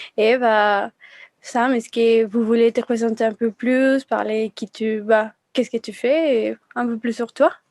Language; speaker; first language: French; non-native, fluent; Spanish